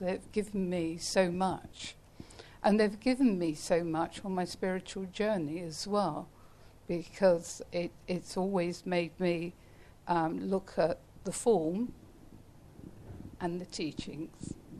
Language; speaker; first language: English; native; English